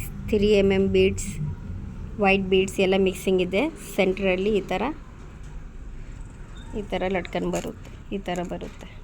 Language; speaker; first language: Kannada; non-native, local second language; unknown